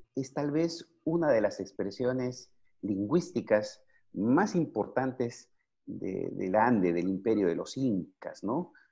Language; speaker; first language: Spanish; native; Spanish